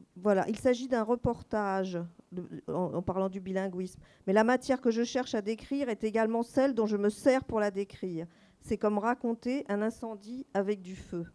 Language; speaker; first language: French; native; French